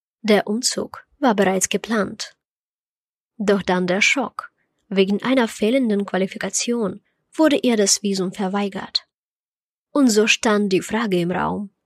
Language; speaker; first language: German; non-native, fluent; Ukrainian